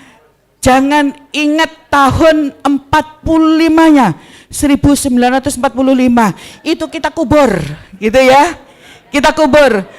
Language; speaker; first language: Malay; non-native, local second language; Javanese